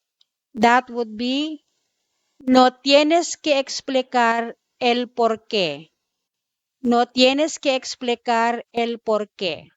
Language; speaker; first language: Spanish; non-native, fluent; Filipino